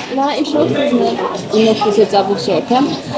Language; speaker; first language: German; non-native, learner; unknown